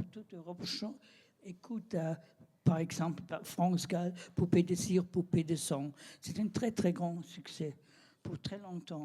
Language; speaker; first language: French; non-native, learner; German